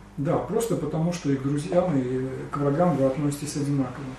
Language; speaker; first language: Russian; native; Russian